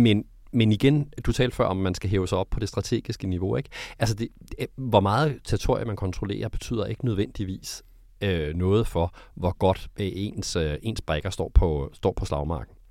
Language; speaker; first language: Danish; native; Danish